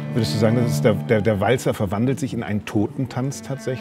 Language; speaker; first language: German; native; German